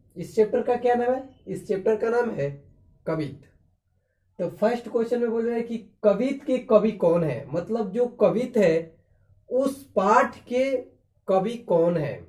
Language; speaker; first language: Hindi; native; Hindi